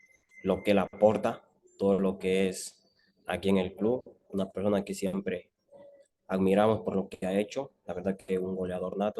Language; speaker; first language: Spanish; native; Spanish